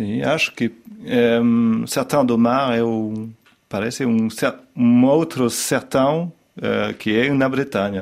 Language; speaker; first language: Portuguese; non-native, learner; French